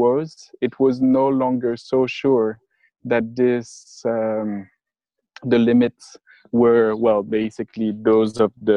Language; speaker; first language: English; non-native, fluent; French